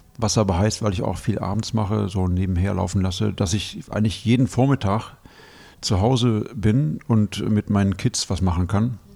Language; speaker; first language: German; native; German